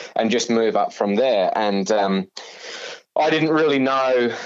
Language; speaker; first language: English; native; English